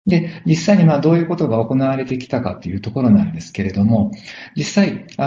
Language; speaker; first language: Japanese; native; Japanese